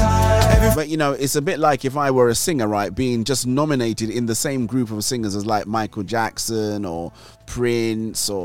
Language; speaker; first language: English; native; English